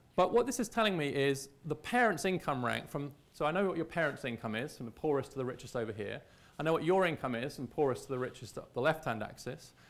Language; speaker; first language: English; native; English